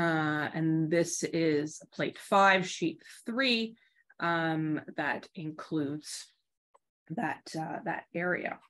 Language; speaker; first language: English; native; English